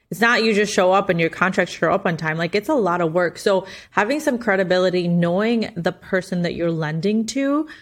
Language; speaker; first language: English; non-native, fluent; Spanish